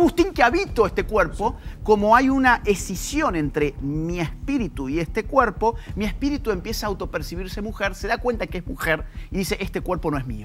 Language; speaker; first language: Spanish; native; Spanish